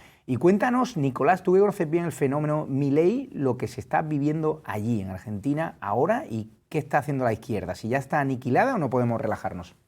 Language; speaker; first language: Spanish; native; Spanish